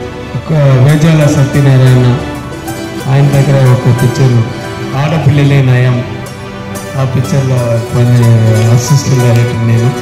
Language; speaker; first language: Telugu; non-native, local second language; Tamil